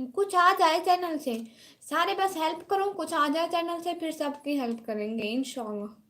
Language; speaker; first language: Urdu; non-native, local second language; Saraiki